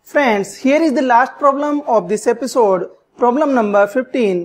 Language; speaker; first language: English; non-native, local second language; Hindi